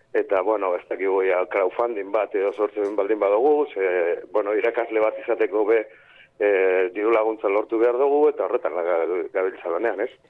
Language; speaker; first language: Basque; native; Basque